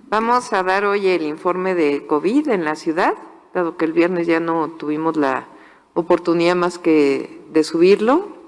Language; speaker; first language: Spanish; native; Spanish